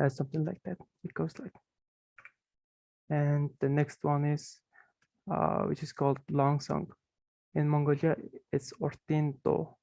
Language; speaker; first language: English; non-native, fluent; Mongolian